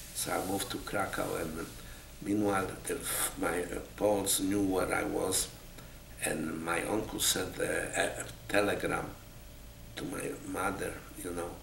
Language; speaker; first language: English; non-native, fluent; Polish